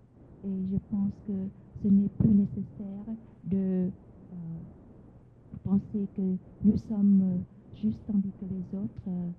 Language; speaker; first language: French; non-native, fluent; Vietnamese